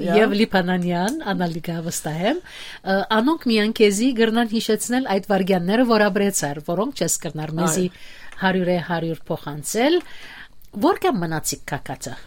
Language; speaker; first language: Armenian; early bilingual, heritage; Armenian